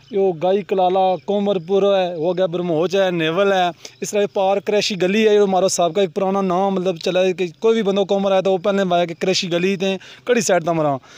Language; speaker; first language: Punjabi; non-native, local second language; Gujari